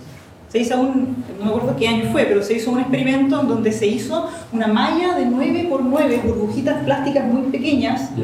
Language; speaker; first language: Spanish; native; Spanish